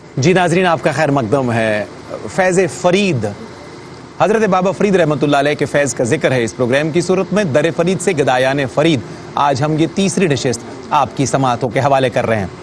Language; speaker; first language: Urdu; non-native, local second language; Punjabi